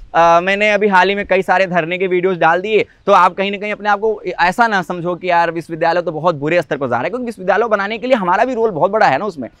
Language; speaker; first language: Hindi; native; Hindi